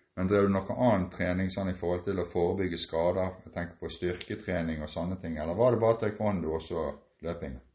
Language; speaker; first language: Norwegian; native; Norwegian